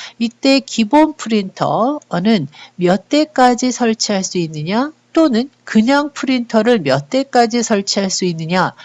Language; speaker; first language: Korean; native; Korean